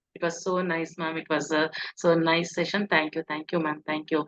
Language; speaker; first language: English; non-native, local second language; Kannada